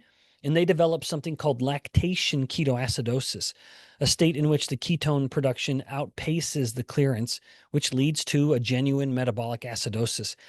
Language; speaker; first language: English; native; English